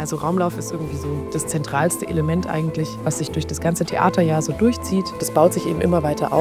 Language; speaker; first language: German; native; German